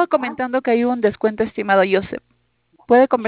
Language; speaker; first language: Spanish; native; Spanish